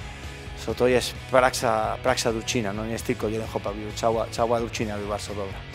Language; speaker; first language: Polish; non-native, learner; Spanish